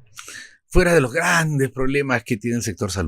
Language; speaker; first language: Spanish; native; Spanish